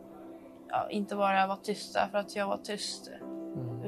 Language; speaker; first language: Swedish; early bilingual, other home language; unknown